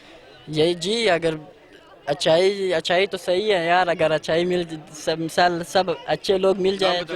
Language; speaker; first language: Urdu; non-native, local second language; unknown